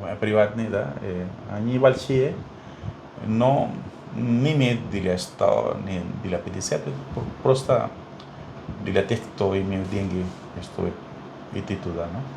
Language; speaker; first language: Russian; non-native, fluent; Spanish